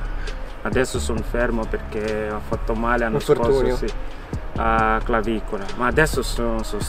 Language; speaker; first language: Italian; non-native, learner; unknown